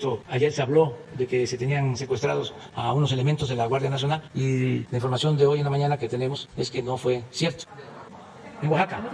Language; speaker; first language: Spanish; native; Spanish